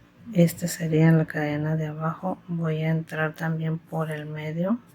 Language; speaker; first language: Spanish; native; Spanish